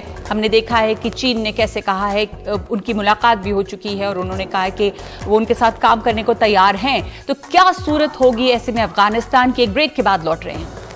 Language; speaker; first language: Hindi; native; Hindi